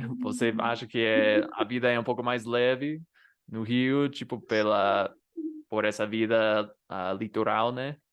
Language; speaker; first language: Portuguese; non-native, fluent; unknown